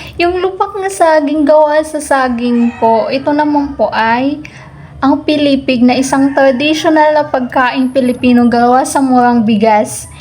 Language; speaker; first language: Filipino; non-native, local second language; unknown